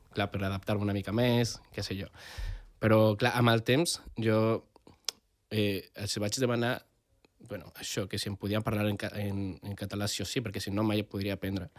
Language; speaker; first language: Catalan; non-native, fluent; Spanish